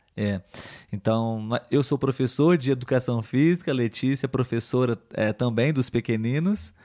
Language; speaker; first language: Portuguese; native; Portuguese